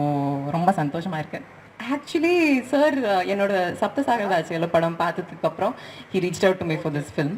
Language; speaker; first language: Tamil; non-native, learner; Kannada